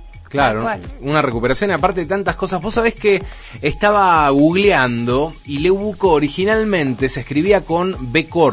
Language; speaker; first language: Spanish; native; Spanish